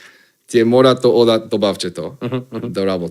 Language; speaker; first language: Macedonian; non-native, learner; English